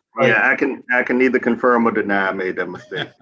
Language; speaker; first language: English; native; English